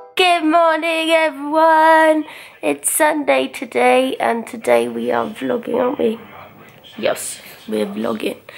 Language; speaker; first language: English; native; English